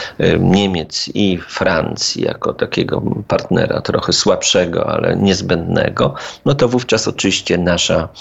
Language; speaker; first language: Polish; native; Polish